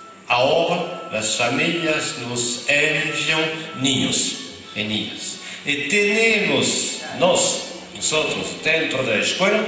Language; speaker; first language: Spanish; non-native, fluent; French